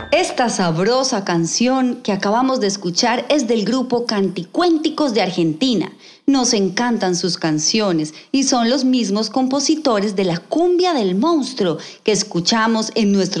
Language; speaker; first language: Spanish; native; Spanish